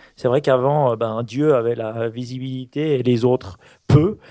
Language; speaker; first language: French; native; French